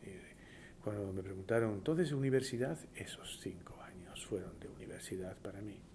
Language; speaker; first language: Spanish; early bilingual, heritage; Spanish